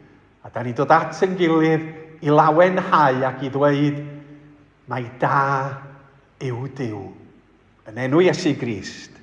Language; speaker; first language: Welsh; native; Welsh